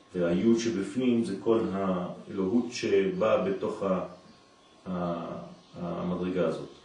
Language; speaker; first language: Hebrew; non-native, fluent; French